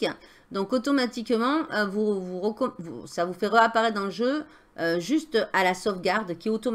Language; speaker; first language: French; native; French